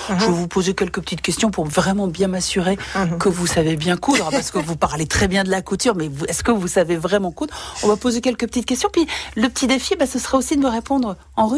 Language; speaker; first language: French; native; French